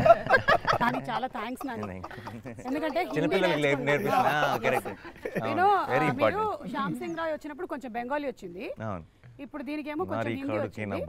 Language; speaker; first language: Telugu; native; Telugu